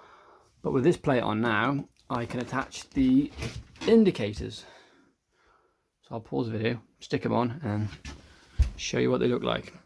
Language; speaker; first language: English; native; English